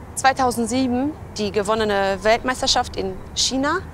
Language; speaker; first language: German; early bilingual, other home language; Albanian